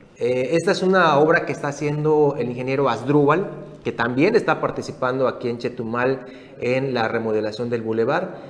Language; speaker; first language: Spanish; native; Spanish